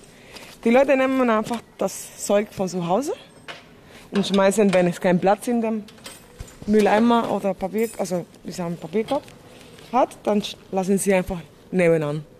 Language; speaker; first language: German; non-native, fluent; Spanish